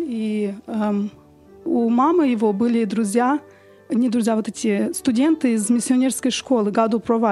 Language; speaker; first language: Russian; early bilingual, heritage; Russian